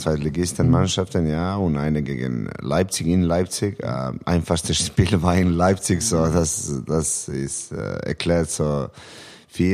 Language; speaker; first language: German; non-native, learner; Serbian